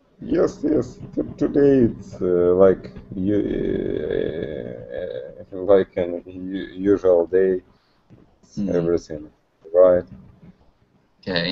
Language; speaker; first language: English; non-native, learner; Russian